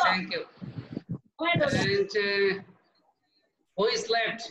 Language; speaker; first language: English; non-native, learner; Bangla